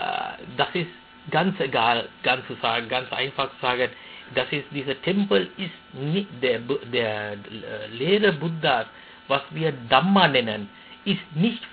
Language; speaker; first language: German; non-native, fluent; Sinhala